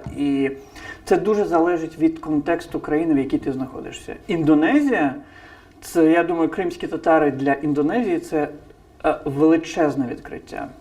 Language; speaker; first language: Ukrainian; non-native, fluent; Crimean Tatar